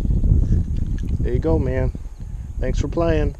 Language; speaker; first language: English; native; English